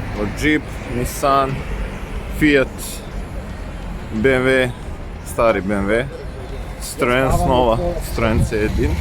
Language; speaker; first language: Russian; non-native, fluent; Serbian